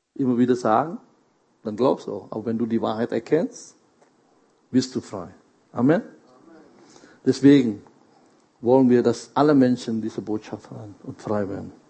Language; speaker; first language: German; non-native, fluent; Indonesian